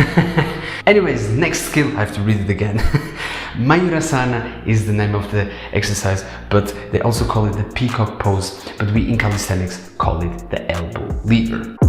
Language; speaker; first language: English; non-native, fluent; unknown